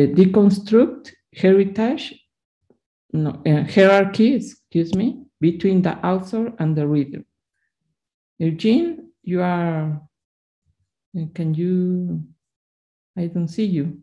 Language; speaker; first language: English; non-native, learner; Spanish